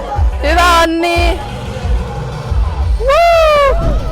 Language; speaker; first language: Finnish; native; Finnish